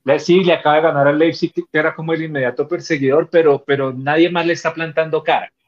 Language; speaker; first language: Spanish; native; Spanish